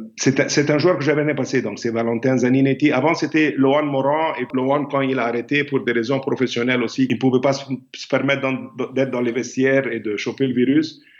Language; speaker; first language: French; non-native, fluent; Arabic